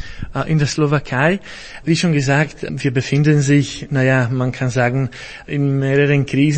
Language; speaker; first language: German; non-native, fluent; Slovak